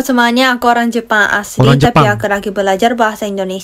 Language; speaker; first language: Indonesian; non-native, learner; Japanese